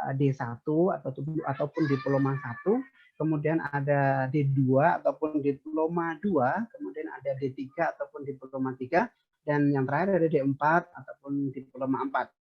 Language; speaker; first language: Indonesian; native; Indonesian